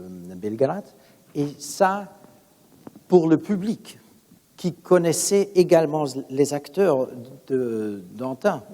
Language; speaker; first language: French; non-native, fluent; German